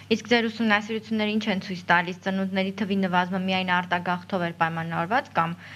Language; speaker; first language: Armenian; native; Armenian